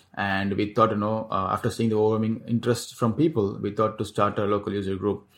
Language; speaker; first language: English; non-native, local second language; Tamil